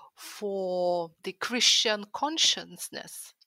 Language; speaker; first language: English; non-native, fluent; Lithuanian